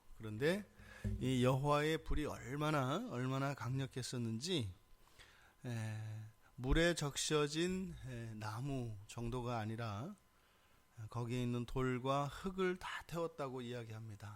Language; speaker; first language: Korean; native; Korean